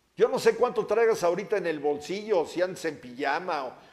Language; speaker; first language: Spanish; native; Spanish